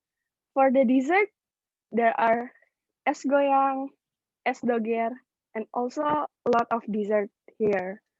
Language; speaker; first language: English; non-native, local second language; Indonesian